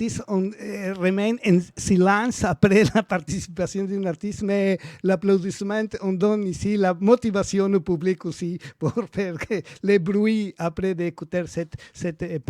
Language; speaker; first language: French; non-native, learner; Spanish